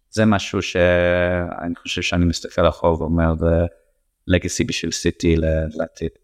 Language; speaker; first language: Hebrew; non-native, fluent; English